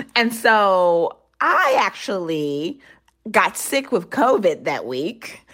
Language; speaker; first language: English; native; English